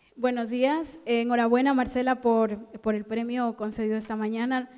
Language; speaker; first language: Spanish; native; Spanish